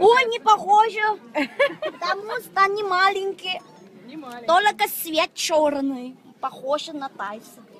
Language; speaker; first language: Russian; non-native, learner; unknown